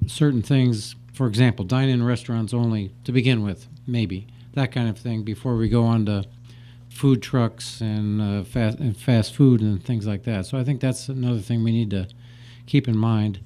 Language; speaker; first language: English; native; English